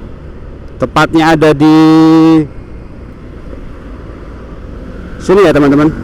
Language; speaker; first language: Indonesian; non-native, local second language; Javanese